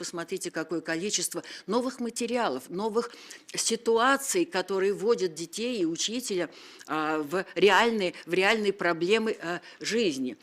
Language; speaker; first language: Russian; native; Russian